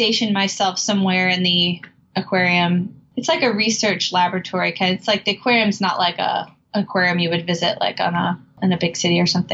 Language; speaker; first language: English; native; English